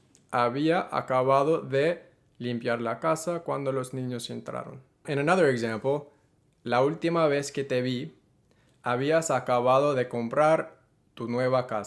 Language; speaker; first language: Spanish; non-native, fluent; English